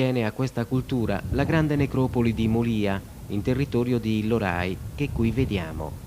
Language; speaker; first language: Italian; native; Italian